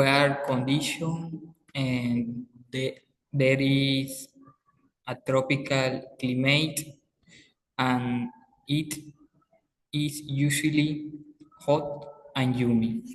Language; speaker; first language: English; non-native, learner; Spanish